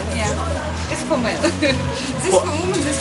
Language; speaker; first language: English; non-native, learner; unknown